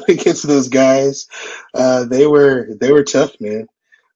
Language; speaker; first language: English; native; English